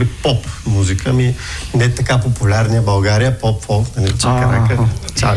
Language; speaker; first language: Bulgarian; native; Bulgarian